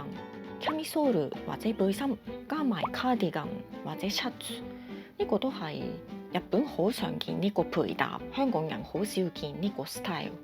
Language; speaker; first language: Cantonese; non-native, fluent; Japanese